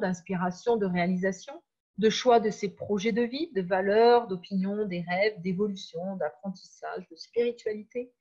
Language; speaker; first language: French; native; French